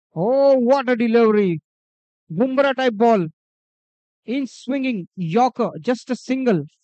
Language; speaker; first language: English; non-native, local second language; Marathi